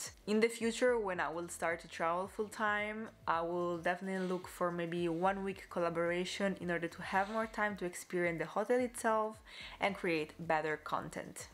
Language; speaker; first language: English; non-native, fluent; Italian